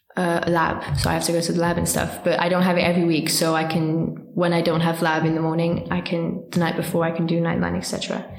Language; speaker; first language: English; early bilingual, heritage; French